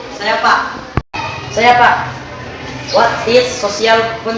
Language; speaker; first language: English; non-native, learner; Indonesian